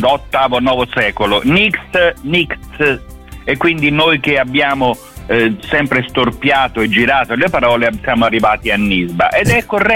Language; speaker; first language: Italian; native; Italian